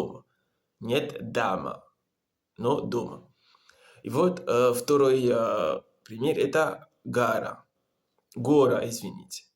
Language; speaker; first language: Russian; non-native, learner; Comorian